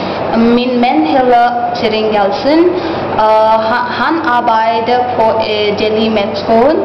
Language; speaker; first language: Danish; non-native, learner; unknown